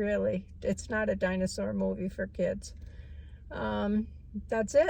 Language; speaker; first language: English; native; English